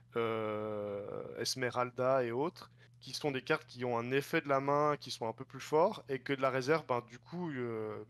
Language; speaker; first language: French; native; French